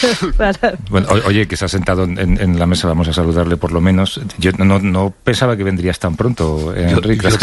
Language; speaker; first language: Spanish; native; Spanish